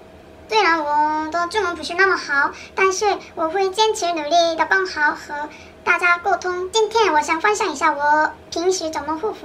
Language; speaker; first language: Chinese; non-native, learner; Korean